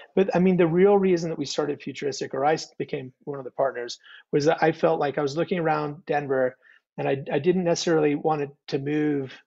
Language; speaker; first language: English; native; English